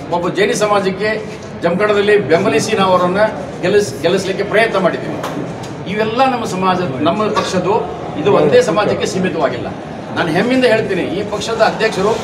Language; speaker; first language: Kannada; non-native, local second language; Urdu